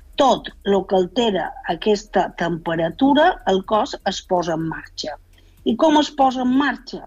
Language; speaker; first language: Catalan; native; Catalan